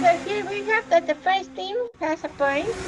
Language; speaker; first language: English; non-native, fluent; Spanish